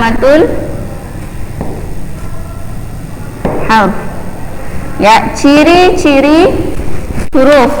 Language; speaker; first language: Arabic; non-native, fluent; Indonesian